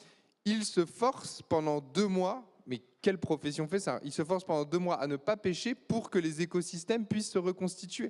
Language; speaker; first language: French; native; French